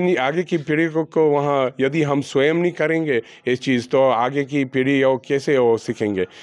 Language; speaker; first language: Hindi; non-native, fluent; Gujarati